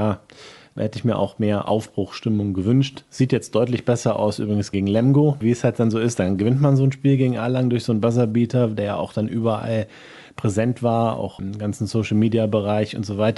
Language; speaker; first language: German; native; German